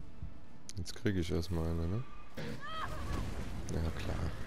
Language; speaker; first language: German; native; German